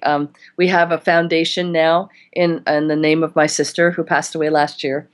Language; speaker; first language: English; native; English